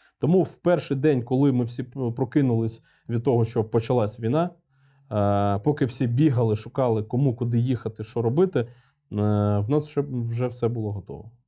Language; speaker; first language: Ukrainian; non-native, local second language; Russian